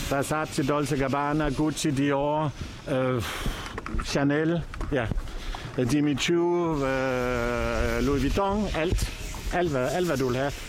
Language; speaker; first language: Danish; native; Danish